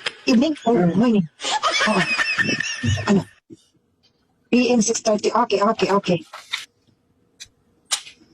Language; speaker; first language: English; non-native, learner; Filipino